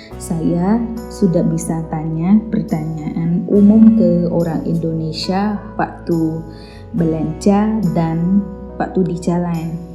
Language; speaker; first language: Indonesian; non-native, learner; Khmer